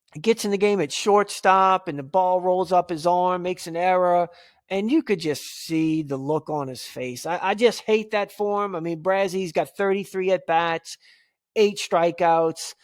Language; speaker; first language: English; native; English